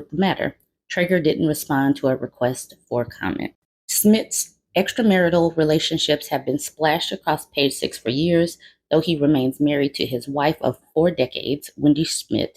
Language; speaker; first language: English; native; English